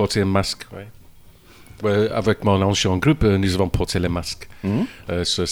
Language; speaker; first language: French; non-native, fluent; English